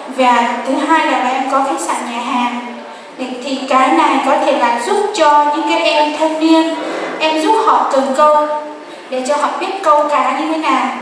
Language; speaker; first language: Vietnamese; non-native, local second language; Hmong